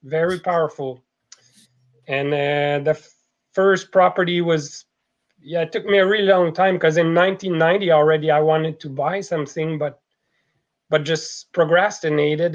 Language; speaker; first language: English; non-native, fluent; French